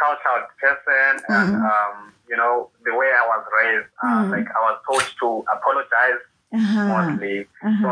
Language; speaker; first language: English; non-native, local second language; North Ndebele